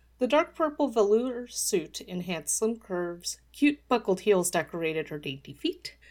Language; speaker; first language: English; early bilingual, other home language; Polish